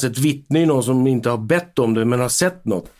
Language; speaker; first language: Swedish; native; Swedish